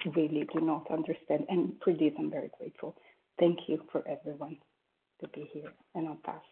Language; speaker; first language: English; non-native, fluent; French